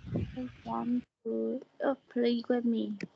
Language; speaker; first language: English; non-native, learner; Vietnamese